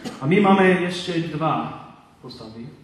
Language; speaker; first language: Czech; non-native, learner; Polish